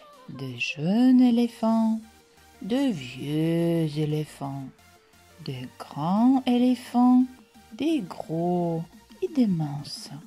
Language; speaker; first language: French; non-native, fluent; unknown